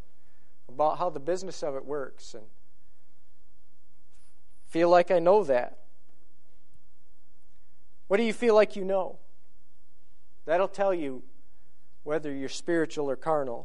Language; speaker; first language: English; native; English